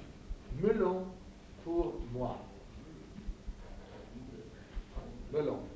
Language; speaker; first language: French; non-native, fluent; English